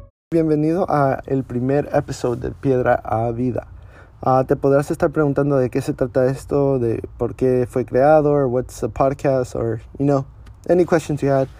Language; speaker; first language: Spanish; early bilingual, heritage; Spanish